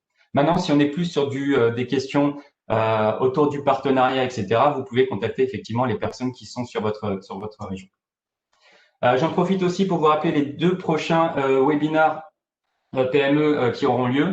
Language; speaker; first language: French; native; French